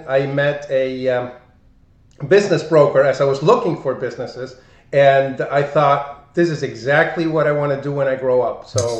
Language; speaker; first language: English; non-native, fluent; Spanish